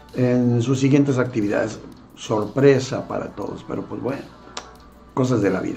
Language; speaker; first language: Spanish; native; Spanish